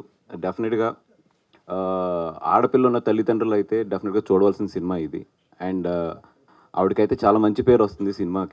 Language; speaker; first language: Telugu; native; Telugu